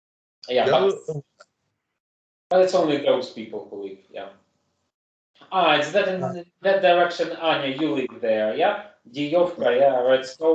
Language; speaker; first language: English; non-native, fluent; German